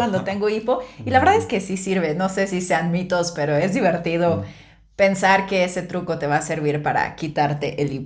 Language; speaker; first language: Spanish; native; Spanish